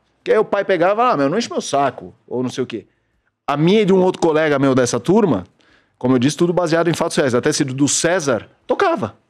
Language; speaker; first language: Portuguese; native; Portuguese